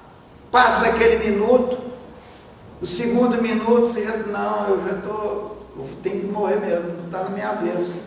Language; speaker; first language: Portuguese; native; Portuguese